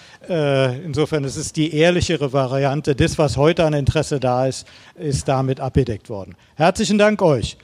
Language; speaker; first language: German; native; German